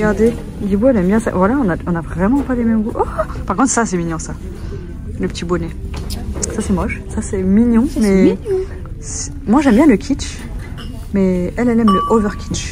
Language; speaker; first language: French; native; French